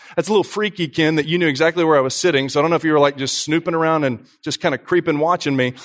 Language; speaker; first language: English; native; English